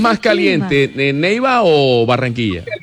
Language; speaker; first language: Spanish; native; Spanish